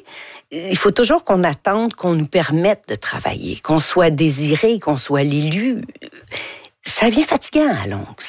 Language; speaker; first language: French; native; French